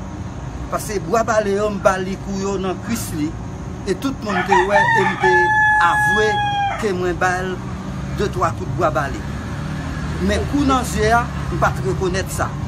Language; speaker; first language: French; non-native, learner; Haitian Creole